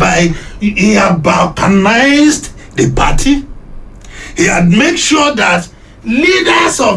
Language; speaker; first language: English; non-native, local second language; Yoruba